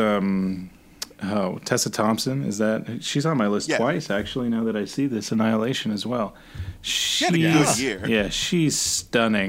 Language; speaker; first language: English; native; English